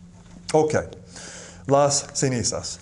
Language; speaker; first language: Spanish; non-native, fluent; English